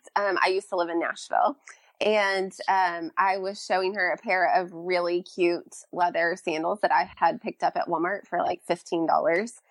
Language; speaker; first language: English; native; English